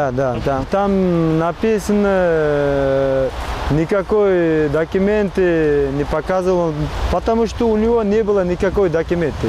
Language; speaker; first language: Russian; non-native, learner; Uzbek